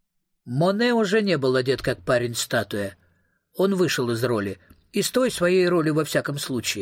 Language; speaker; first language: Russian; native; Russian